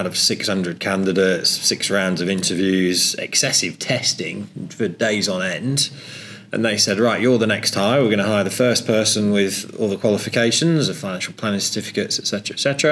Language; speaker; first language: English; native; English